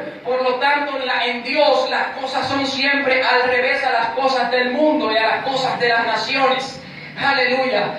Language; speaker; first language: Spanish; native; Spanish